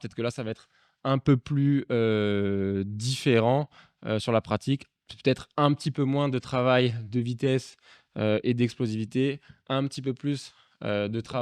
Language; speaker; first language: French; native; French